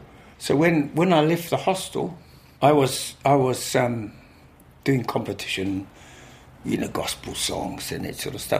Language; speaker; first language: English; native; English